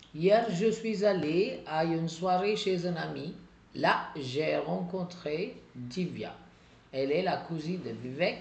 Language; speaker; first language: French; non-native, fluent; Tamil